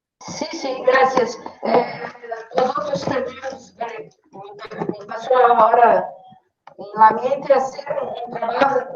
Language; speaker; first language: Spanish; non-native, learner; Portuguese